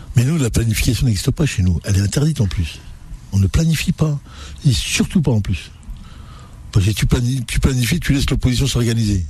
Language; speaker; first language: French; non-native, local second language; Arabic